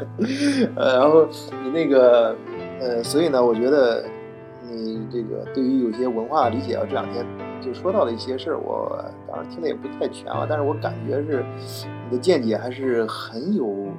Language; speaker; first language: Chinese; non-native, fluent; Korean